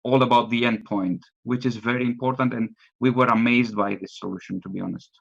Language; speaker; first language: English; non-native, fluent; Greek